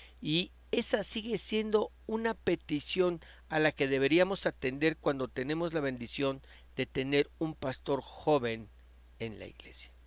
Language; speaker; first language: Spanish; native; Spanish